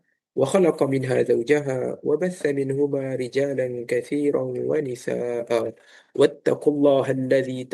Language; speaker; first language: Arabic; non-native, fluent; Malay